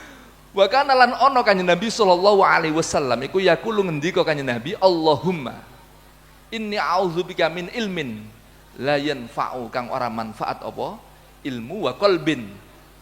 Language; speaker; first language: Indonesian; non-native, local second language; Javanese